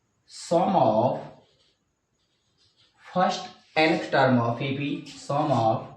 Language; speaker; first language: English; non-native, local second language; Hindi